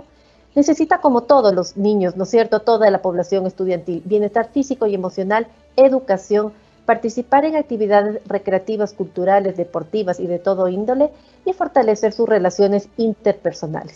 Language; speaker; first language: Spanish; native; Spanish